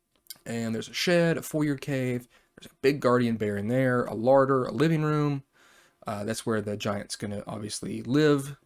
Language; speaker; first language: English; native; English